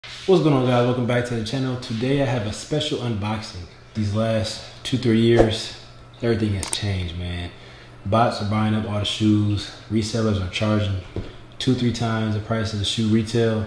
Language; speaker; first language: English; native; English